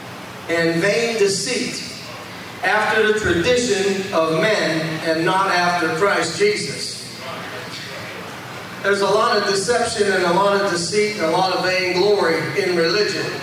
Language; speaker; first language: English; native; English